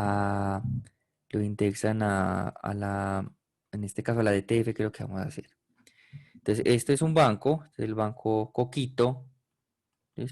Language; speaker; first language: Spanish; native; Spanish